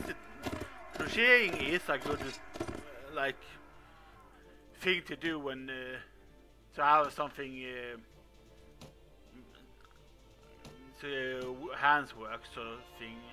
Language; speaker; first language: English; non-native, fluent; Swedish